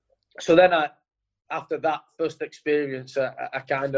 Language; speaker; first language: English; native; English